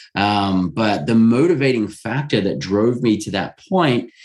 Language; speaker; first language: English; native; English